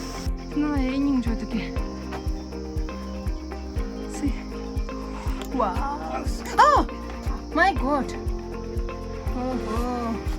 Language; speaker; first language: English; non-native, learner; Tibetan